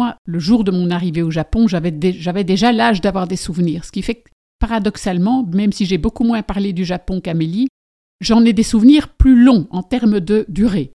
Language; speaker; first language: French; native; French